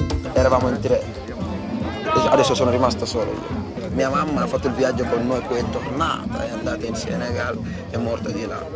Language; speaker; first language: Italian; non-native, fluent; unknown